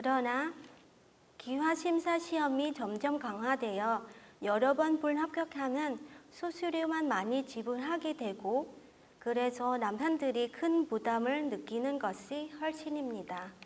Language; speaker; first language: Korean; non-native, fluent; Vietnamese